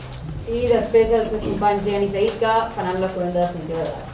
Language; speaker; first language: Catalan; native; Catalan